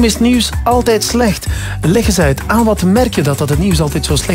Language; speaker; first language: Dutch; native; Dutch